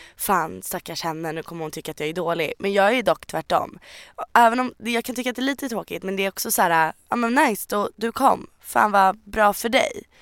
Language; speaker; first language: Swedish; native; Swedish